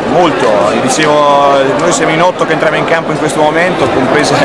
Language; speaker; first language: Italian; native; Italian